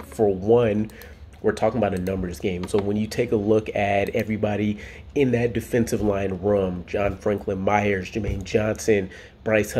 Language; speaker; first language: English; native; English